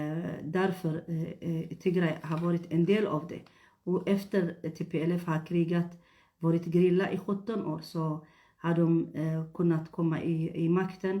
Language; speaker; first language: Swedish; non-native, fluent; Tigrinya